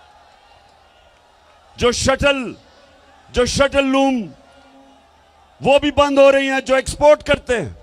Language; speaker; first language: Urdu; native; Urdu